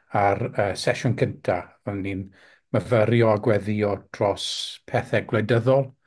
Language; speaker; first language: Welsh; non-native, local second language; English